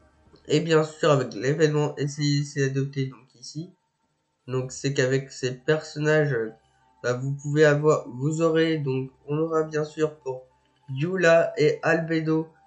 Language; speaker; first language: French; native; French